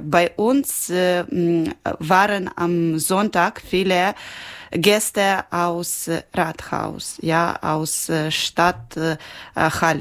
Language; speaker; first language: German; non-native, learner; Ukrainian